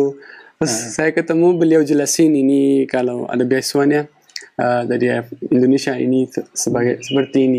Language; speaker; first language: Indonesian; non-native, fluent; Pashto